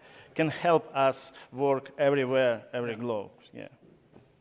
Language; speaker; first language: English; non-native, learner; Russian